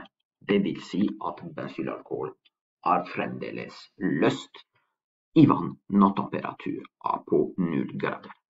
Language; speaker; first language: Norwegian; non-native, fluent; French